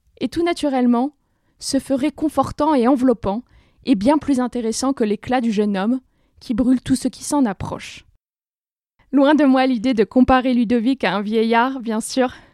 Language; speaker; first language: French; native; French